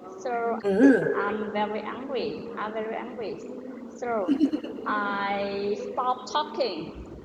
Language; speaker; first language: English; non-native, learner; Vietnamese